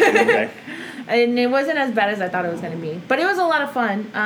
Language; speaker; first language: English; early bilingual, other home language; Spanish